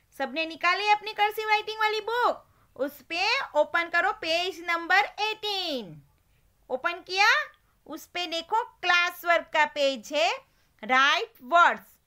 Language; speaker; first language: Hindi; non-native, local second language; Gujarati